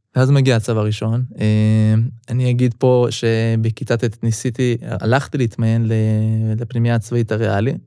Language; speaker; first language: Hebrew; early bilingual, other home language; Russian